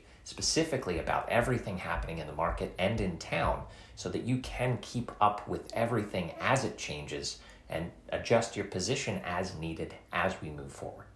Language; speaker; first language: English; native; English